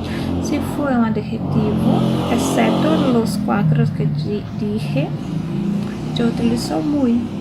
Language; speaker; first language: Spanish; non-native, fluent; Portuguese